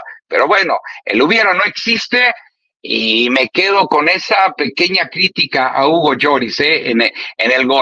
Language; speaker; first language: Spanish; native; Spanish